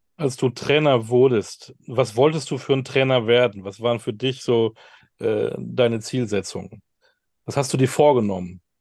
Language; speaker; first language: German; native; German